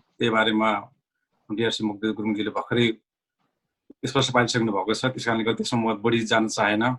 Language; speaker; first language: Nepali; native; Nepali